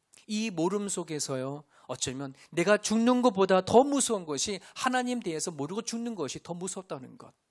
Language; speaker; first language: Korean; native; Korean